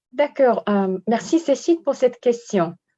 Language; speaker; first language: French; non-native, fluent; Japanese